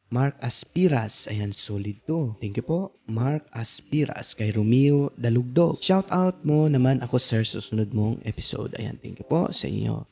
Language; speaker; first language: Filipino; non-native, local second language; Cebuano